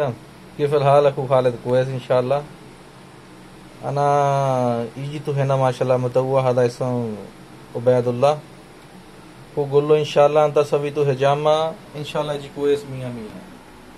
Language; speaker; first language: Arabic; non-native, learner; Urdu